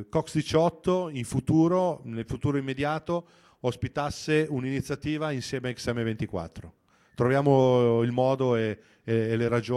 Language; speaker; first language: Italian; native; Italian